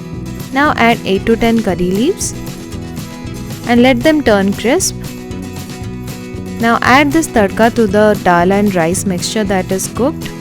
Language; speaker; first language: English; non-native, local second language; Odia